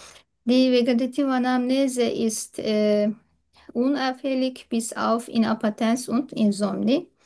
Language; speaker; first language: German; non-native, learner; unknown